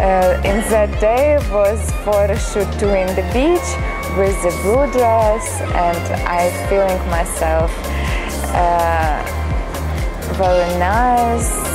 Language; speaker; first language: English; non-native, learner; Ukrainian